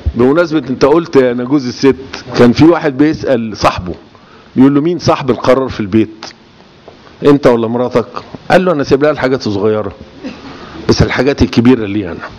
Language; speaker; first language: Arabic; native; Arabic